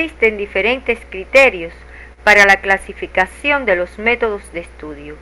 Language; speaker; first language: Spanish; native; Spanish